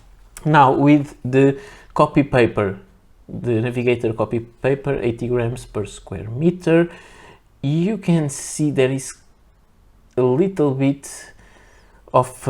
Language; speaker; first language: English; non-native, fluent; Portuguese